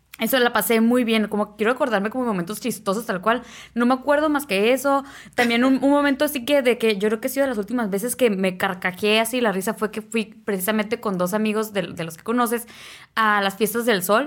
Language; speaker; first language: Spanish; native; Spanish